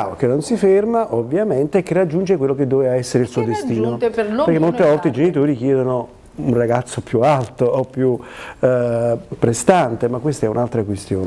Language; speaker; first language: Italian; native; Italian